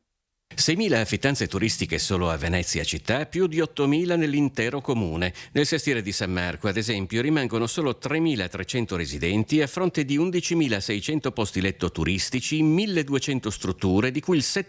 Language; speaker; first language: Italian; native; Italian